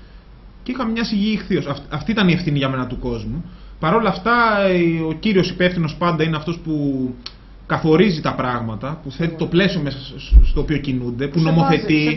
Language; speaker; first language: Greek; native; Greek